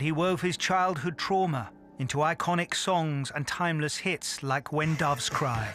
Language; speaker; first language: English; native; English